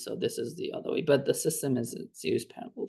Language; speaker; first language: English; non-native, fluent; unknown